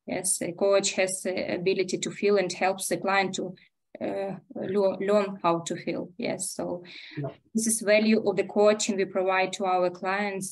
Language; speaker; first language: English; non-native, fluent; Ukrainian